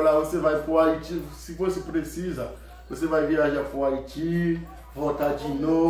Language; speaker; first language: Portuguese; non-native, learner; Haitian Creole